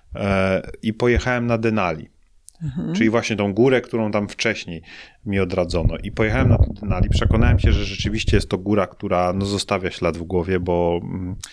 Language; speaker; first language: Polish; native; Polish